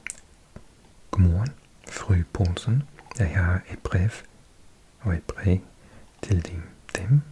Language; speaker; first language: Danish; non-native, learner; English